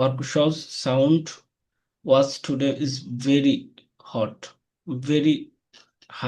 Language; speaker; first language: English; non-native, learner; Bangla